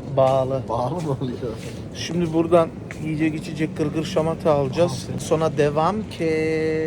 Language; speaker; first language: Turkish; early bilingual, heritage; Turkish